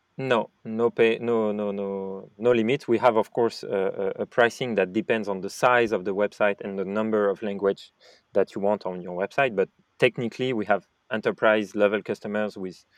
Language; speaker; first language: English; non-native, fluent; French